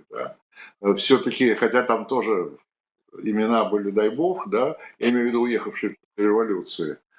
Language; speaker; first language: Russian; native; Russian